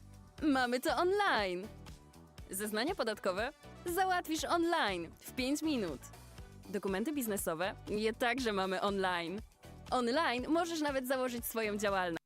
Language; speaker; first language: Polish; native; Polish